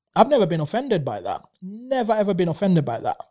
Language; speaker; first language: English; non-native, local second language; Swahili